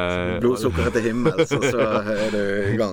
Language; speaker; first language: Norwegian; native; Norwegian